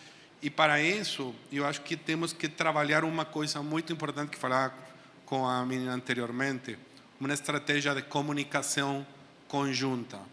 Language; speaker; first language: Portuguese; non-native, fluent; Spanish